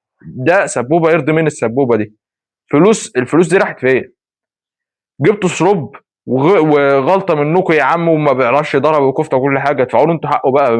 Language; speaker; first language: Arabic; native; Arabic